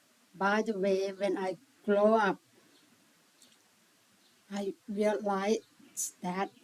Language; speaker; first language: English; non-native, learner; Thai